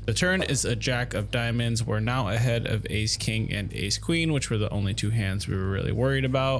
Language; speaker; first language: English; native; English